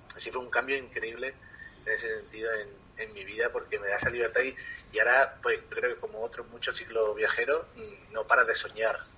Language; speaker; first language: Spanish; native; Spanish